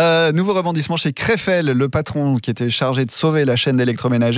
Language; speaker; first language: French; native; French